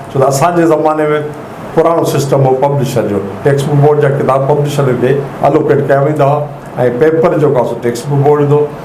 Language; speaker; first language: Sindhi; native; Sindhi